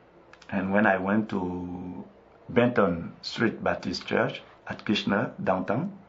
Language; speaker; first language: English; non-native, local second language; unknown